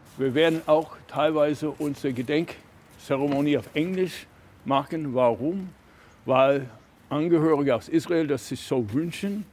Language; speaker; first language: German; non-native, fluent; English